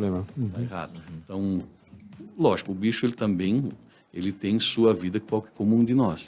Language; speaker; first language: Portuguese; native; Portuguese